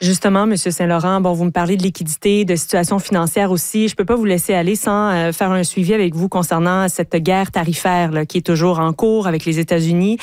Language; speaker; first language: French; native; French